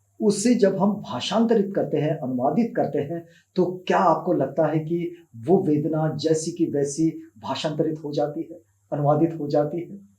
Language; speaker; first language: Hindi; native; Hindi